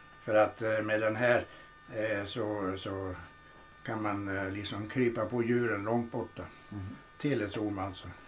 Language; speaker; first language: Swedish; native; Swedish